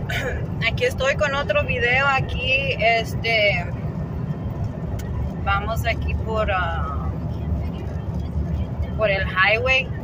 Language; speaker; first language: Spanish; early bilingual, heritage; Spanish